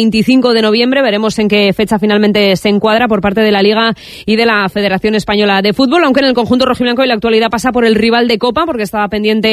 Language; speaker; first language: Spanish; native; Spanish